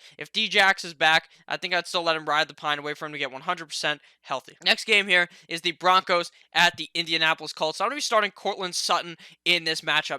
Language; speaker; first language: English; native; English